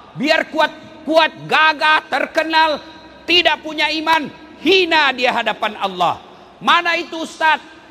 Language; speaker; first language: Indonesian; non-native, local second language; Buginese